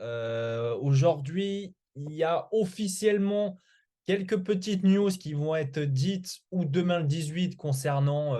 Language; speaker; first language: French; native; French